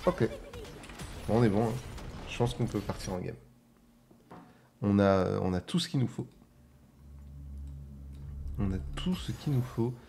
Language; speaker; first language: French; native; French